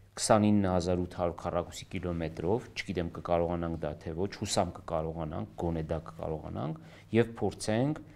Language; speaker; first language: Armenian; native; Armenian